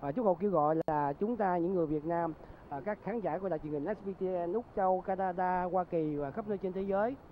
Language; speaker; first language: Vietnamese; native; Vietnamese